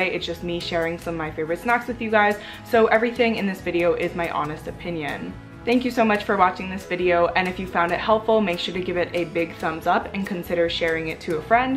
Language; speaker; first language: English; native; English